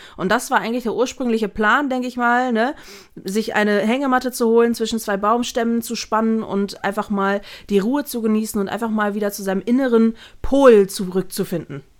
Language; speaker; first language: German; early bilingual, other home language; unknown